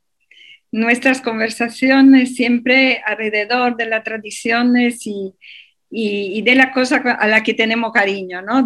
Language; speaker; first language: Spanish; non-native, fluent; Italian